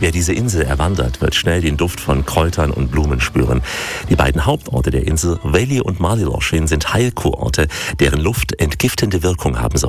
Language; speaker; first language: German; native; German